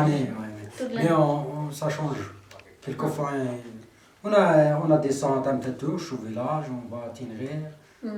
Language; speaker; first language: French; non-native, learner; Central Atlas Tamazight